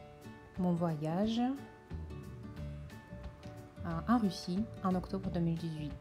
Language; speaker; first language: French; non-native, fluent; Russian